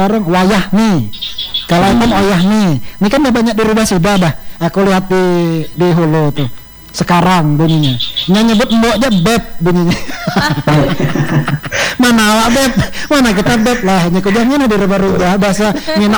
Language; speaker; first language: Indonesian; non-native, local second language; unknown